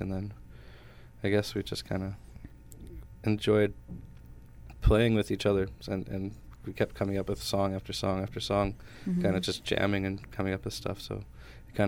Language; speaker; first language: English; native; English